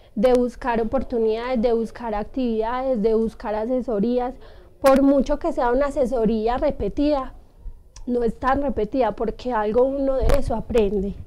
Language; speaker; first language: Spanish; native; Spanish